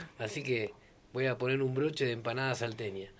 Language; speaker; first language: Spanish; native; Spanish